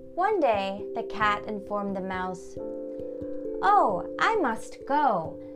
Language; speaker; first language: English; early bilingual, other home language; German